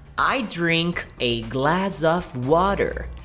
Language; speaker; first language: English; non-native, fluent; Portuguese